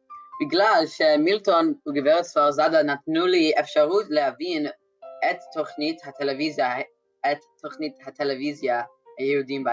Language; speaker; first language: Hebrew; non-native, learner; English